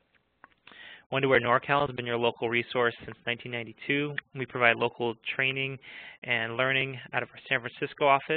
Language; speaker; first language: English; native; English